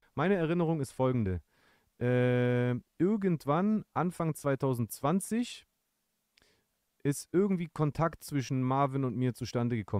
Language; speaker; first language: German; native; German